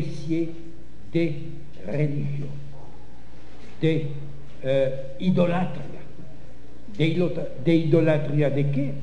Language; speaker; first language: Spanish; non-native, fluent; French